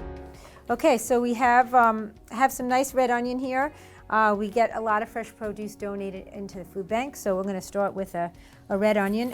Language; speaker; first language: English; native; English